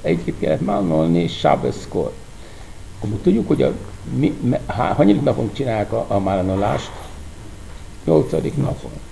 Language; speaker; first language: Hungarian; non-native, fluent; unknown